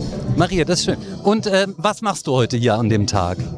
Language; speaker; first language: German; native; German